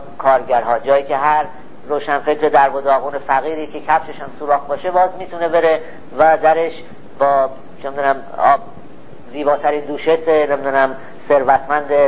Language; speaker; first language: Persian; native; Persian